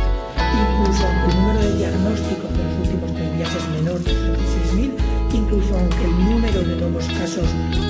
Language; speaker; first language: Spanish; native; Spanish